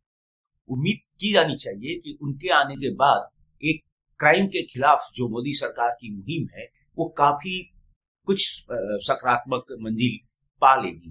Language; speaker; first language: Hindi; native; Hindi